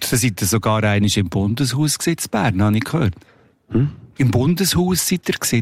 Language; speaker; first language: German; native; German